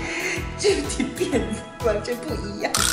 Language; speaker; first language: Chinese; non-native, fluent; Japanese